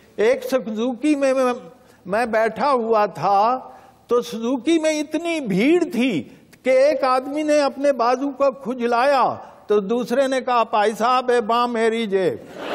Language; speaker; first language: Urdu; non-native, local second language; Punjabi